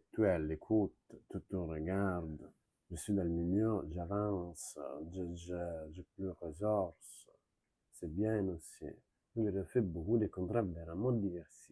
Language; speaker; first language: French; non-native, learner; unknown